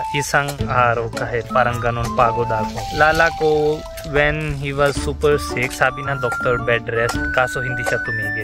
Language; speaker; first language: Filipino; non-native, learner; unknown